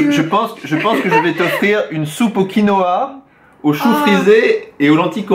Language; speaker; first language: French; native; French